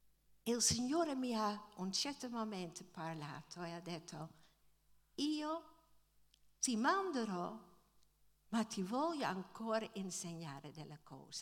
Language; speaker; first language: Italian; non-native, fluent; Dutch